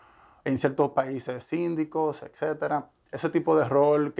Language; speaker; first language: Spanish; native; Spanish